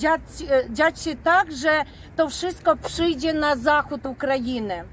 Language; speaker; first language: Polish; non-native, fluent; Ukrainian